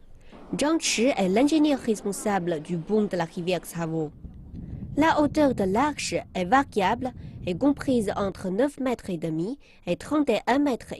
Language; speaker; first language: French; non-native, fluent; Chinese